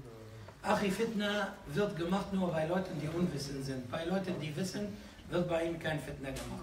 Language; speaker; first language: German; non-native, fluent; Arabic